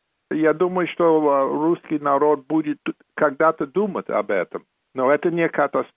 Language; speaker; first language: Russian; non-native, fluent; English